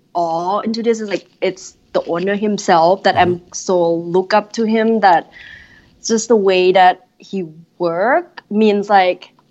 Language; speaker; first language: English; non-native, fluent; Thai